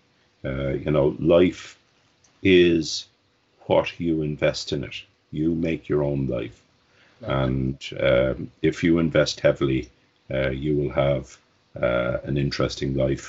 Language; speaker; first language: English; native; English